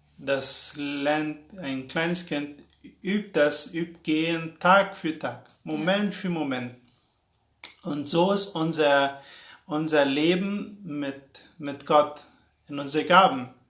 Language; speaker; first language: German; non-native, local second language; Plautdietsch